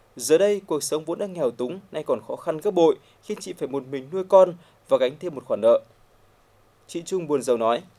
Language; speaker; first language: Vietnamese; native; Vietnamese